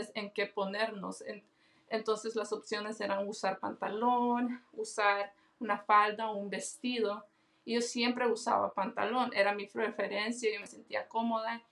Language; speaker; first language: Spanish; early bilingual, heritage; Spanish